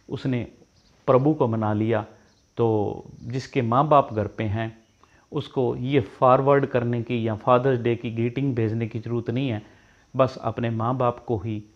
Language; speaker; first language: Hindi; non-native, local second language; Punjabi